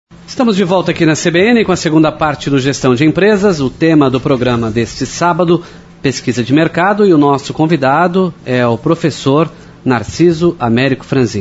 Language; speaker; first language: Portuguese; native; Portuguese